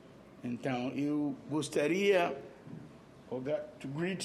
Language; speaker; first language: Portuguese; non-native, fluent; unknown